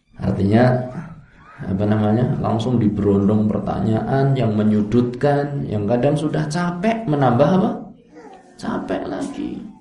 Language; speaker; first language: Indonesian; non-native, local second language; Javanese